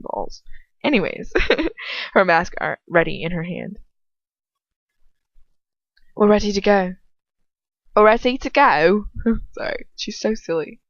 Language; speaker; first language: English; native; English